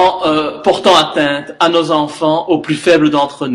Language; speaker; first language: French; native; French